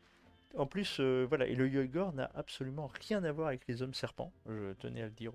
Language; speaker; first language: French; native; French